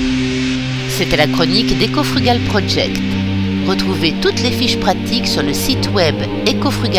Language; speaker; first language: French; native; French